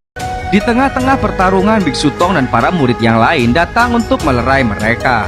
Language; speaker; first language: Indonesian; native; Indonesian